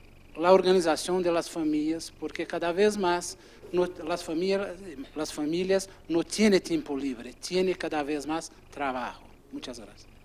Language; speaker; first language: Spanish; non-native, fluent; Portuguese